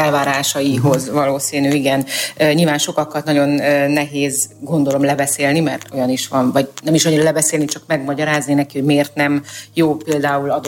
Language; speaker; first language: Hungarian; native; Hungarian